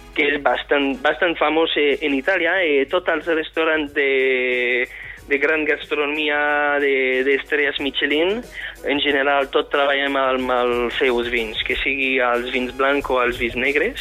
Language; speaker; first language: Catalan; non-native, fluent; French